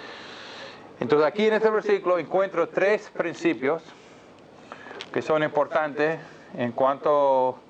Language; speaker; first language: Spanish; non-native, fluent; English